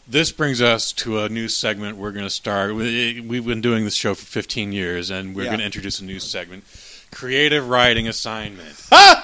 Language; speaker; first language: English; native; English